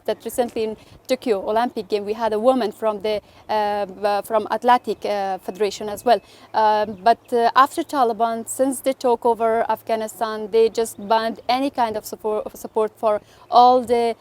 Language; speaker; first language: English; non-native, fluent; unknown